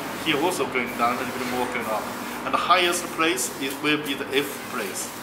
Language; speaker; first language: English; non-native, fluent; Chinese